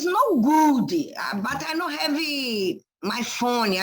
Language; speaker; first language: English; non-native, learner; Portuguese